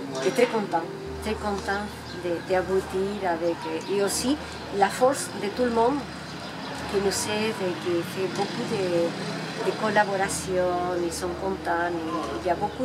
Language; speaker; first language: French; non-native, fluent; Spanish